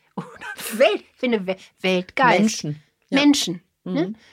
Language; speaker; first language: German; native; German